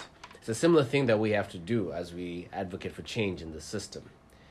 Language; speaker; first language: English; non-native, local second language; Nyanja